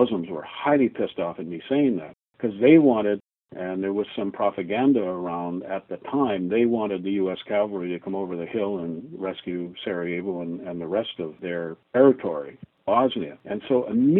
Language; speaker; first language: English; native; English